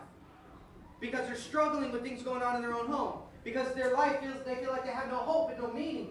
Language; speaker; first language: English; native; English